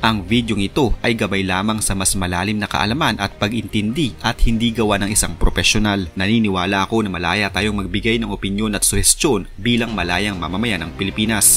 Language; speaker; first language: Filipino; native; Filipino